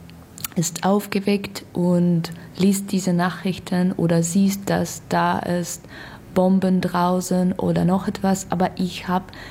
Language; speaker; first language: German; non-native, learner; Russian